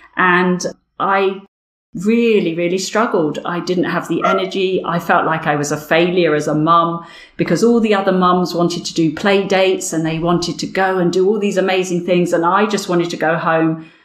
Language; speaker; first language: English; native; English